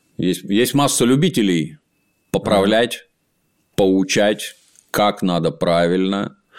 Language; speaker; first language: Russian; native; Russian